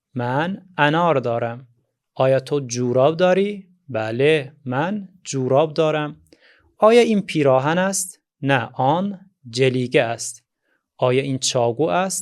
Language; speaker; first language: Persian; non-native, fluent; Azerbaijani